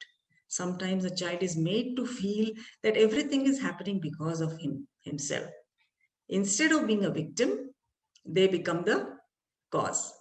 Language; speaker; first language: English; non-native, local second language; Malayalam